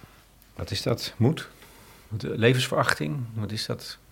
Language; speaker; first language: Dutch; native; Dutch